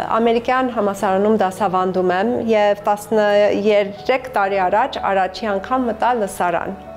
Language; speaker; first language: Armenian; early bilingual, heritage; Armenian